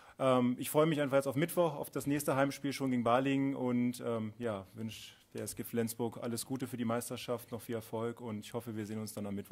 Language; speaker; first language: German; native; German